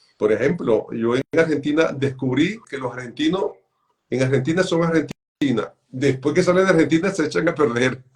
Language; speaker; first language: Spanish; native; Spanish